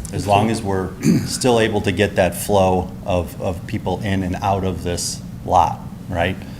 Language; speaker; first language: English; native; English